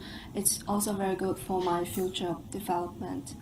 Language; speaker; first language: English; non-native, fluent; Chinese